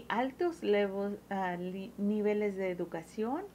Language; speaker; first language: Spanish; early bilingual, heritage; Spanish